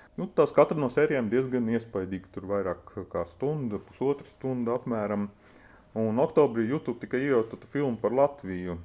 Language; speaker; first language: Latvian; native; Latvian